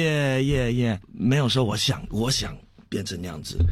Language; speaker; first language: Cantonese; early bilingual, heritage; Cantonese